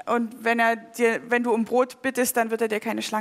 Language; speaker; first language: German; native; German